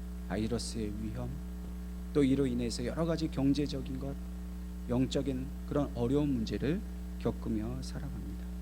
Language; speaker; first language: Korean; native; Korean